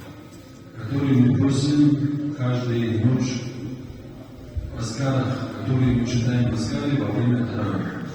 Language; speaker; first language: Russian; non-native, local second language; Tajik